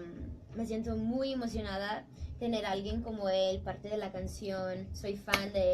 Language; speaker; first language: Spanish; early bilingual, heritage; English